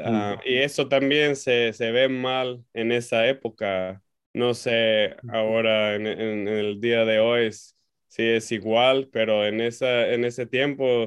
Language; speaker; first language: Spanish; non-native, fluent; English